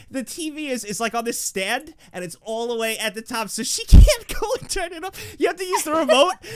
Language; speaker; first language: English; native; English